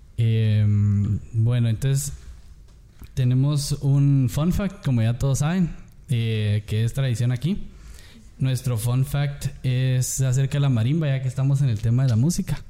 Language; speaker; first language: Spanish; native; Spanish